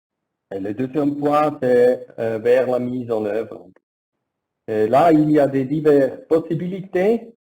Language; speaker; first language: French; non-native, learner; German